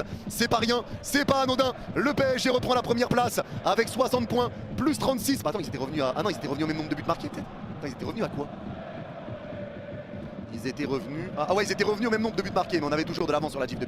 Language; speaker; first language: French; native; French